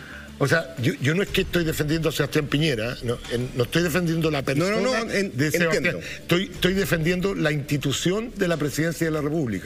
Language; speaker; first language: Spanish; native; Spanish